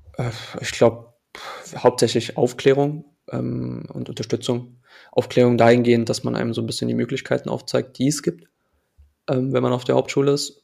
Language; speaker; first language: German; early bilingual, other home language; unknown